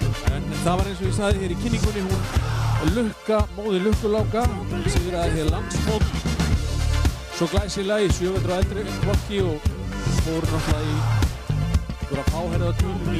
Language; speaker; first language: Icelandic; native; Icelandic